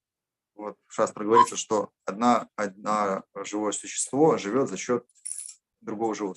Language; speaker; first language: Russian; native; Russian